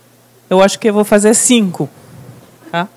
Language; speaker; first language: Portuguese; non-native, fluent; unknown